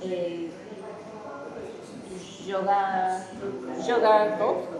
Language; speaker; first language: Portuguese; non-native, learner; English